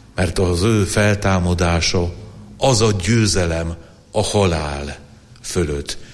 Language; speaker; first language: Hungarian; non-native, fluent; Polish